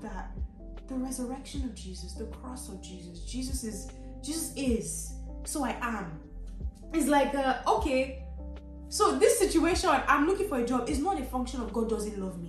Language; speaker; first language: English; non-native, local second language; Yoruba